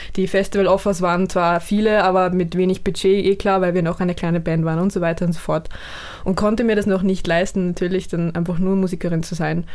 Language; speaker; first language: German; native; German